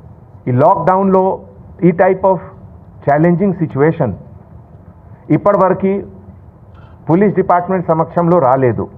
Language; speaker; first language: Telugu; non-native, local second language; Hindi